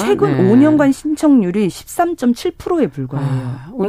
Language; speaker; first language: Korean; native; Korean